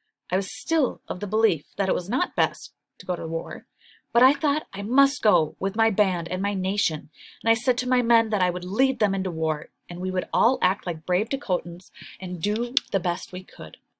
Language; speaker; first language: English; native; English